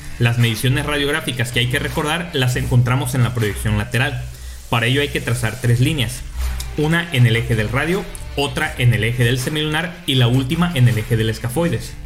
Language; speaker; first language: Spanish; native; Spanish